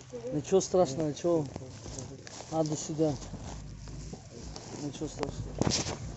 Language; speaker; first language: Russian; non-native, fluent; Tajik